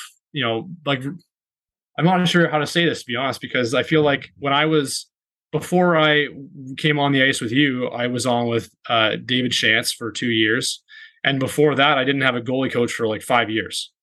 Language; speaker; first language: English; native; English